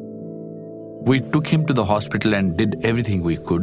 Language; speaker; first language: English; non-native, local second language; Kashmiri